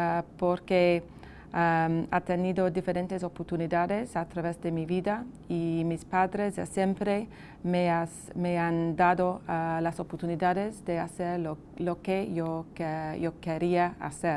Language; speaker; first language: Spanish; non-native, fluent; English